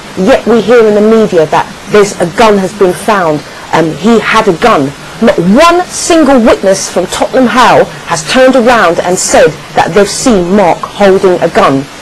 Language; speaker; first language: English; native; English